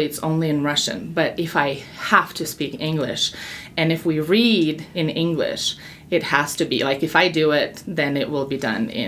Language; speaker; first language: English; non-native, fluent; Russian